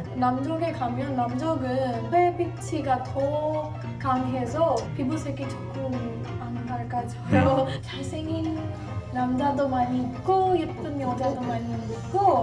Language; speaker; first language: Korean; non-native, learner; Hindi